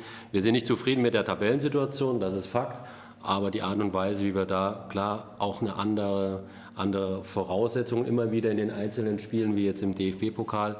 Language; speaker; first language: German; native; German